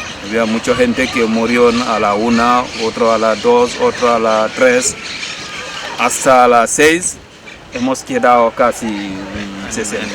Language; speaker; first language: Spanish; non-native, learner; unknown